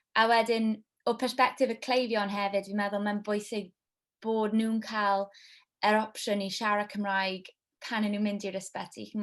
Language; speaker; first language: Welsh; non-native, local second language; English